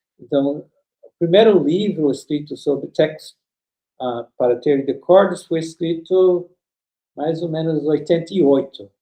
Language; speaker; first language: Portuguese; non-native, fluent; English